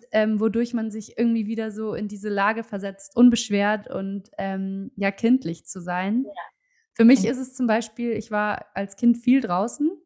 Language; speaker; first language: German; native; German